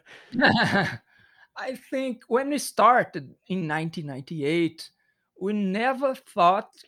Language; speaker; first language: English; non-native, learner; Portuguese